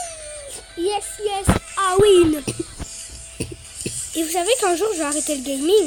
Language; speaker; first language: French; native; French